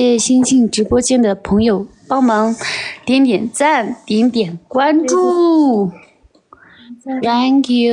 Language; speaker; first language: Chinese; non-native, local second language; Tibetan